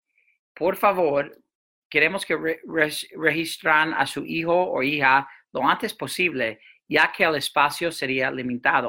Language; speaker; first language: Spanish; non-native, fluent; English